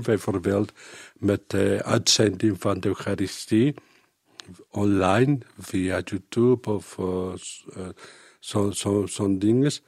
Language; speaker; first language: Dutch; non-native, learner; Spanish